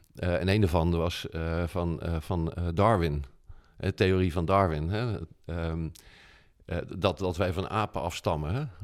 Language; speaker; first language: Dutch; native; Dutch